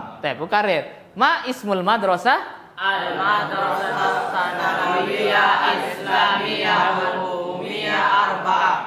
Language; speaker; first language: Arabic; non-native, fluent; Indonesian